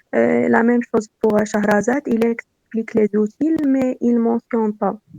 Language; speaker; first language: French; non-native, learner; Arabic